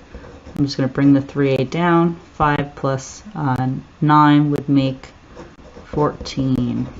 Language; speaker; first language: English; native; English